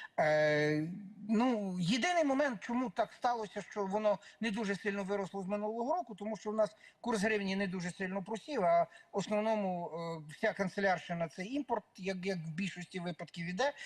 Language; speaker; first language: Ukrainian; native; Ukrainian